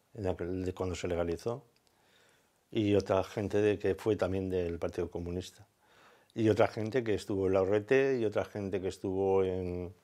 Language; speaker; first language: Spanish; native; Spanish